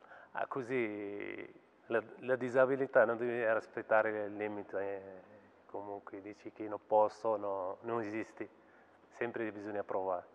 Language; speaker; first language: Italian; non-native, fluent; Arabic